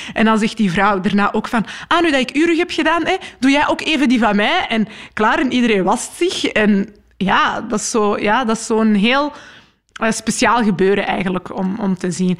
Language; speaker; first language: Dutch; early bilingual, other home language; Arabic